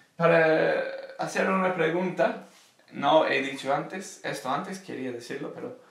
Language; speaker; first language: Spanish; non-native, fluent; English